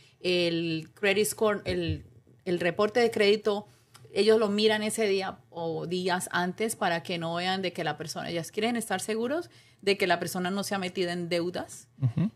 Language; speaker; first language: Spanish; native; Spanish